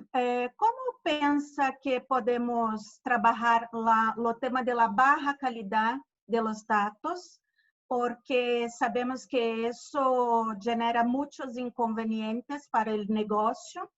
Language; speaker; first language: Spanish; non-native, fluent; Portuguese